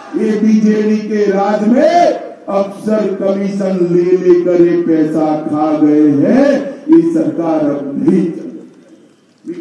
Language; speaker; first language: Hindi; non-native, local second language; Gujarati